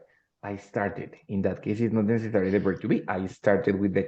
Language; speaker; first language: English; non-native, fluent; Spanish